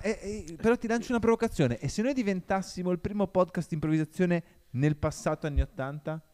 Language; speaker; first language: Italian; native; Italian